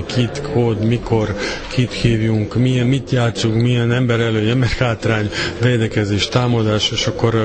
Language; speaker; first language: Hungarian; non-native, fluent; Serbian